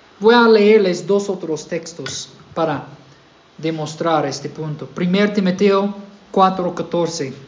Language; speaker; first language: Spanish; non-native, fluent; English